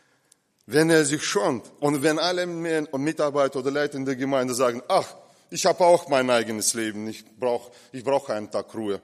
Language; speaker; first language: German; non-native, fluent; Russian